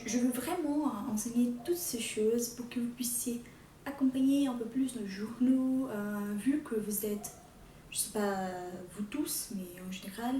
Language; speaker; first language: French; non-native, fluent; Portuguese